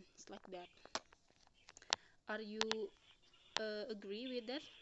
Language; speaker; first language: English; non-native, learner; Indonesian